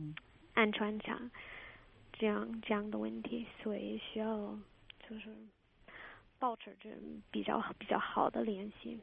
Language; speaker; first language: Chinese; non-native, fluent; English